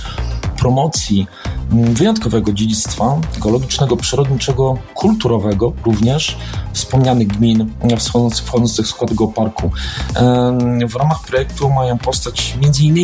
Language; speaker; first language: Polish; native; Polish